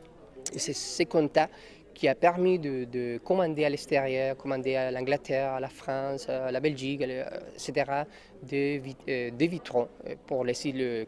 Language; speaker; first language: French; non-native, learner; Spanish